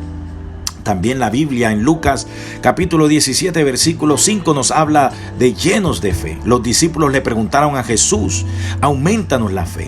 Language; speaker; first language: Spanish; native; Spanish